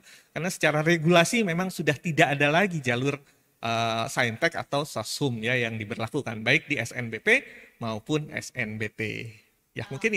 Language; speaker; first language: Indonesian; native; Indonesian